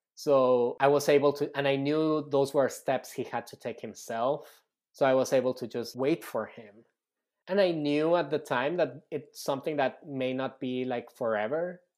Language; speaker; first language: English; non-native, fluent; Spanish